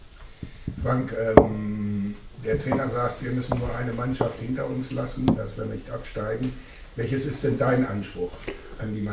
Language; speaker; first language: German; native; German